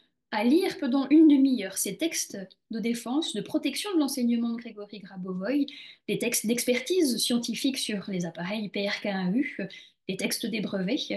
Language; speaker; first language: French; native; French